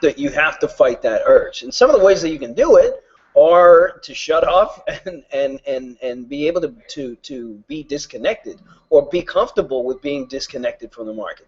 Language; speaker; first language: English; native; English